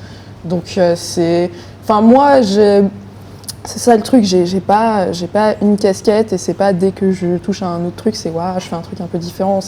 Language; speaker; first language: French; native; French